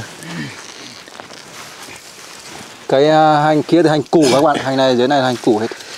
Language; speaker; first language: Vietnamese; native; Vietnamese